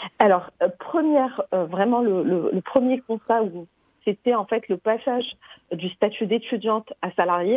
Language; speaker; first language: French; non-native, local second language; Arabic